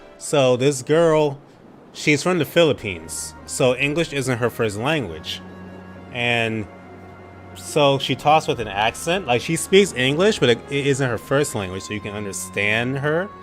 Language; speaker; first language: English; native; English